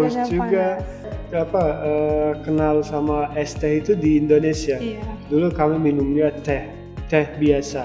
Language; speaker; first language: Indonesian; non-native, fluent; Turkmen